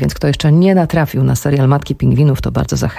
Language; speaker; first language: Polish; native; Polish